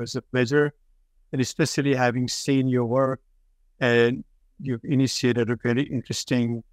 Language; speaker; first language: English; non-native, local second language; Nepali